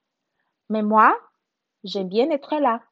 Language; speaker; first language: French; non-native, learner; Spanish